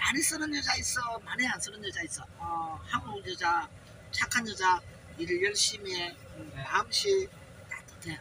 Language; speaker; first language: Korean; non-native, learner; Nepali